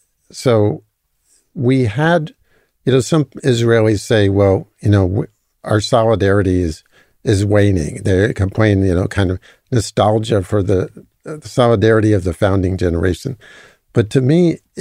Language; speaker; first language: English; native; English